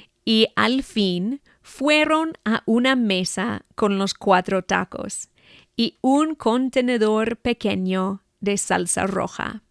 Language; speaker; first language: Spanish; non-native, fluent; English